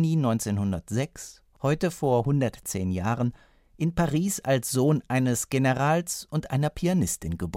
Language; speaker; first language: German; native; German